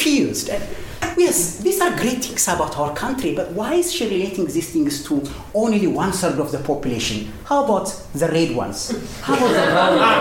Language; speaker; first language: English; non-native, fluent; Amharic